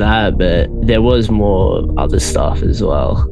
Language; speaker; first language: English; native; English